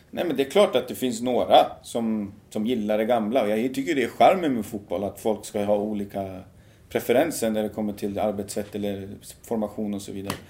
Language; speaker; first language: Swedish; early bilingual, other home language; Persian